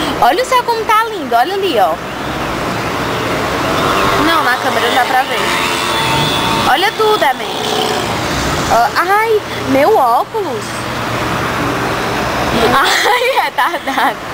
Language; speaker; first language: Portuguese; native; Portuguese